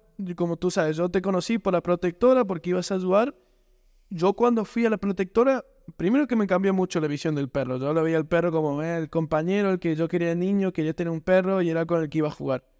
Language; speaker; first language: Spanish; native; Spanish